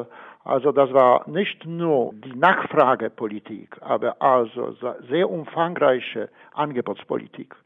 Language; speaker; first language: German; non-native, fluent; Polish